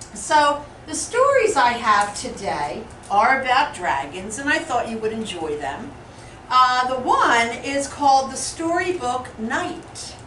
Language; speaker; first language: English; native; English